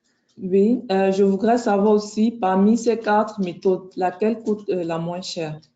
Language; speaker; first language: French; native; French